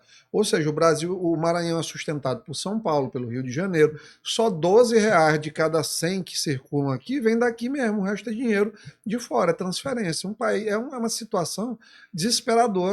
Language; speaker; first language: Portuguese; native; Portuguese